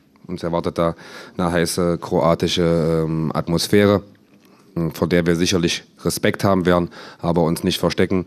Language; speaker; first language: German; native; German